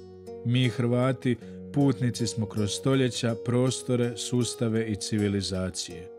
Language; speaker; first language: Croatian; native; Croatian